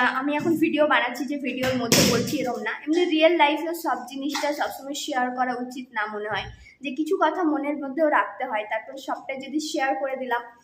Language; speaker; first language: Bangla; non-native, local second language; Santali